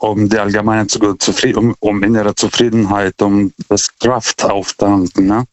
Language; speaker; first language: German; non-native, fluent; Lithuanian